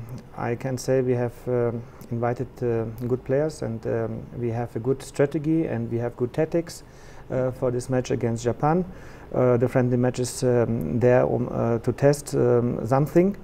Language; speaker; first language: English; non-native, fluent; German